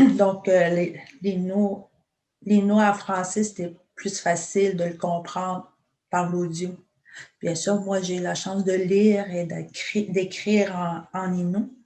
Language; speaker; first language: French; non-native, local second language; Innu-aimun